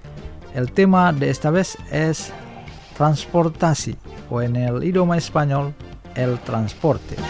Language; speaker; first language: Spanish; non-native, fluent; Indonesian